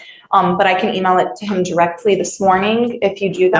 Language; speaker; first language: English; native; English